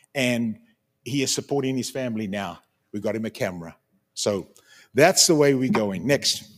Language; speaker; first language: English; native; English